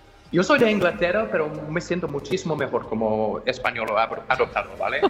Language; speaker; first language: Spanish; non-native, fluent; English